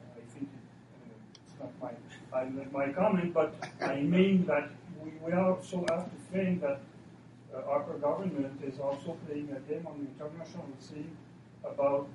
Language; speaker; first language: English; non-native, fluent; French